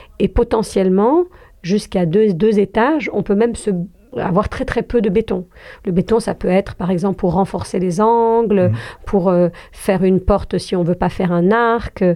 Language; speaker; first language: French; non-native, local second language; Arabic